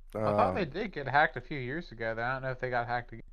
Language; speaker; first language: English; native; English